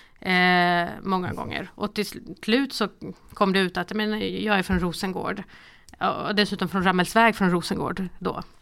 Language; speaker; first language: Swedish; early bilingual, other home language; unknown